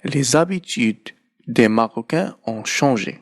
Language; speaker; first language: French; non-native, local second language; Arabic